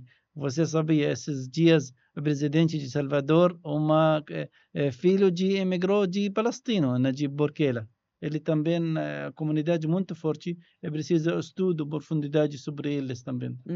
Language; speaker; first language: Portuguese; non-native, learner; Arabic